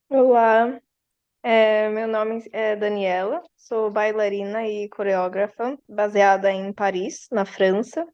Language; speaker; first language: Portuguese; early bilingual, heritage; Portuguese